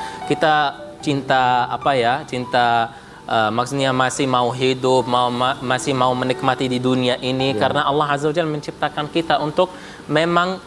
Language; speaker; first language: Indonesian; non-native, fluent; Arabic